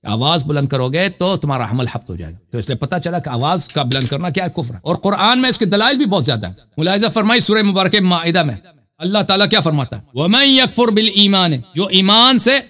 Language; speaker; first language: Urdu; non-native, fluent; Persian